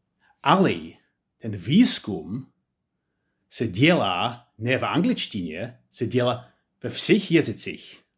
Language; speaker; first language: Czech; non-native, learner; English